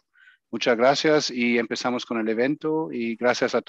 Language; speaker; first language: Spanish; non-native, fluent; German